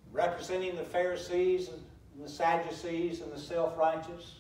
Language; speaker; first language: English; native; English